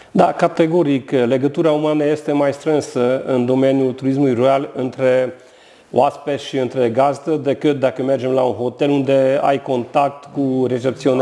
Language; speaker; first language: Romanian; non-native, local second language; Hungarian